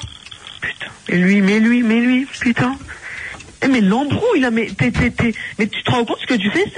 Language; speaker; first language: French; native; French